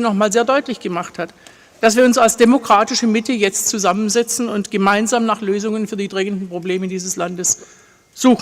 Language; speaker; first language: German; native; German